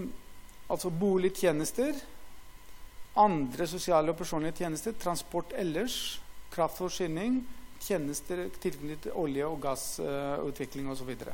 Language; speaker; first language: Norwegian; non-native, fluent; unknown